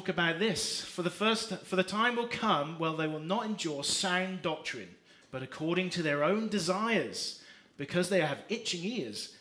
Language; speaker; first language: English; native; English